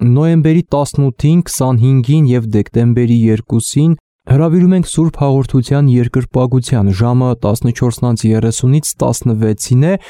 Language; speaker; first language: Armenian; native; Armenian